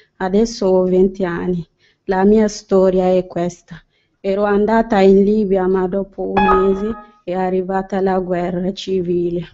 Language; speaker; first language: Italian; non-native, learner; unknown